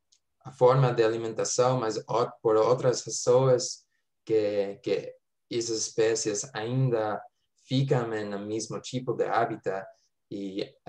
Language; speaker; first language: Portuguese; non-native, fluent; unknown